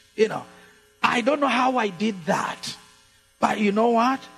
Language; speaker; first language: English; non-native, local second language; Ganda